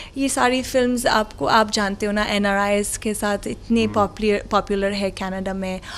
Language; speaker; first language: Hindi; non-native, fluent; Arabic